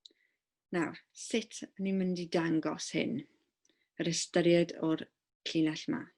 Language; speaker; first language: Welsh; non-native, local second language; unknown